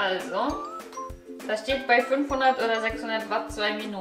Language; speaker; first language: German; native; German